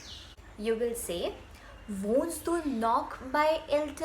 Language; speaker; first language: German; non-native, learner; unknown